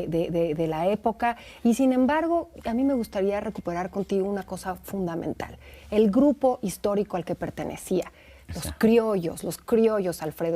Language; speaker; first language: Spanish; native; Spanish